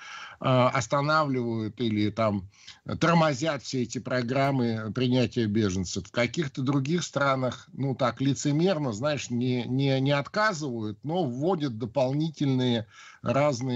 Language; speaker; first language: Russian; native; Russian